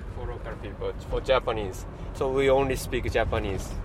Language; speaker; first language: English; non-native, learner; Japanese